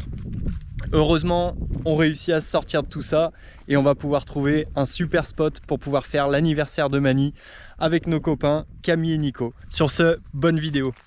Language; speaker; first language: French; native; French